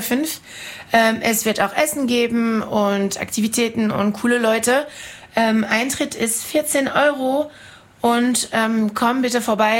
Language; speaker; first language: German; non-native, fluent; French